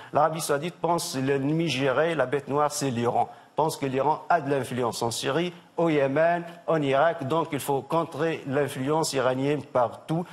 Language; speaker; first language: French; non-native, local second language; Arabic